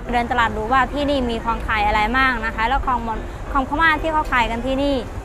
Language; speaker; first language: Thai; non-native, fluent; Mon